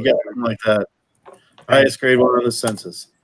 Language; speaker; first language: English; native; English